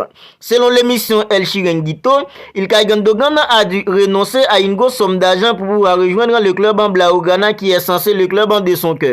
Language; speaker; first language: French; native; French